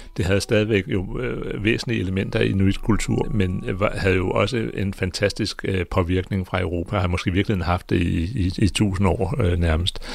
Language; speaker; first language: Danish; native; Danish